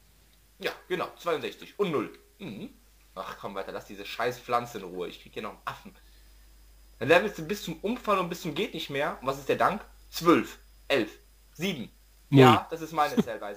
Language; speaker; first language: German; native; German